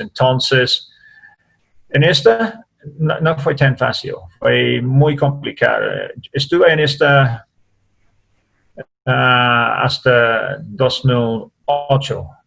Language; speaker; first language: Spanish; non-native, learner; English